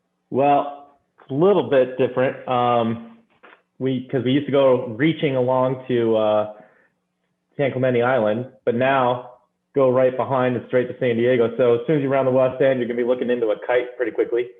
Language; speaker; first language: English; native; English